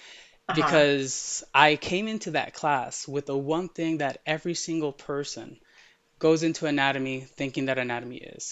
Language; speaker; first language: English; early bilingual, other home language; Arabic